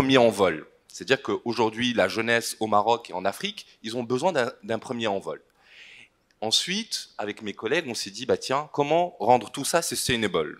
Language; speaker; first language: French; non-native, local second language; Arabic